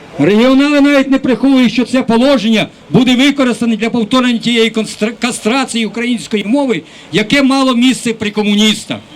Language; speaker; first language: Ukrainian; native; Ukrainian